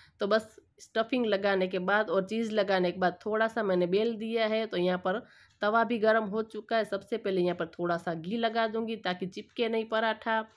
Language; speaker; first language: Hindi; non-native, local second language; Gujarati